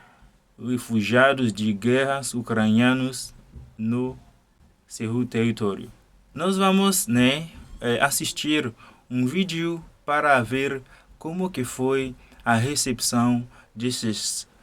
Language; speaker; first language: Portuguese; non-native, fluent; Haitian Creole